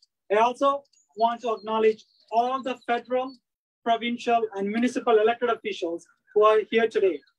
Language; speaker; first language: English; early bilingual, other home language; Tamil